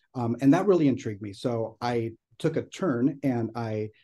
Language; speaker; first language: English; native; English